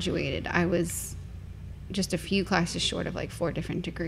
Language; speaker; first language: English; native; English